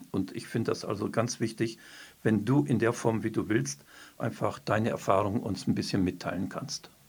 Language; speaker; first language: German; native; German